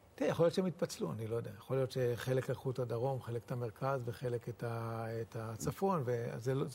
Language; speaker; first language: Hebrew; native; Hebrew